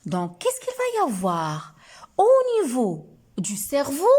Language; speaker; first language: French; non-native, local second language; Arabic